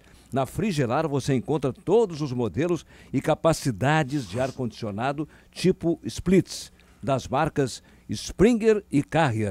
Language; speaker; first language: Portuguese; native; Portuguese